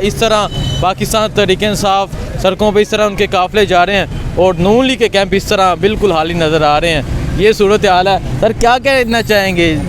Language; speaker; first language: Urdu; non-native, local second language; Punjabi